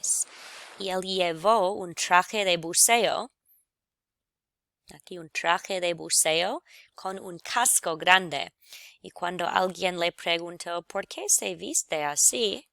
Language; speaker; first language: Spanish; non-native, fluent; English